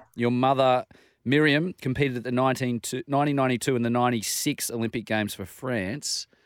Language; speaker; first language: English; native; English